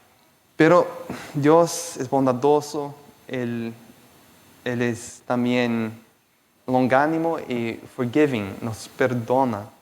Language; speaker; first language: Spanish; non-native, fluent; Portuguese